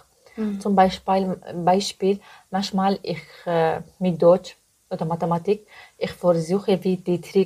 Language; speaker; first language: German; non-native, learner; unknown